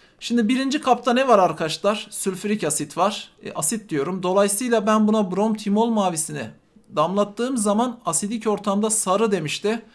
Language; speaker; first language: Turkish; native; Turkish